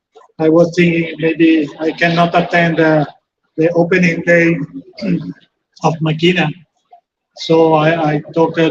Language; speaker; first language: English; non-native, fluent; Italian